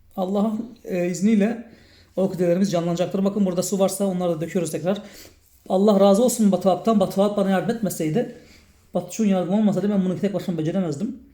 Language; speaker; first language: Turkish; native; Turkish